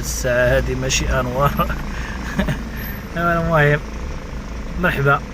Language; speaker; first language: Arabic; native; Arabic